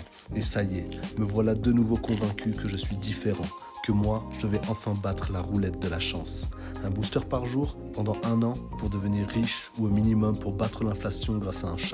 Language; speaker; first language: French; native; French